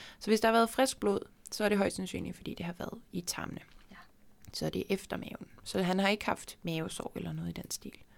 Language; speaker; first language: Danish; native; Danish